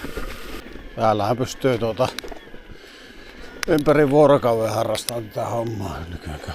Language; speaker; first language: Finnish; native; Finnish